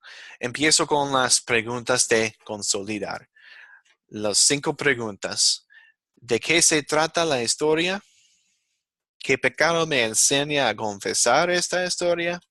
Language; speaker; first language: Spanish; non-native, fluent; English